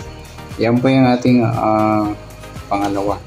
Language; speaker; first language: Filipino; native; Filipino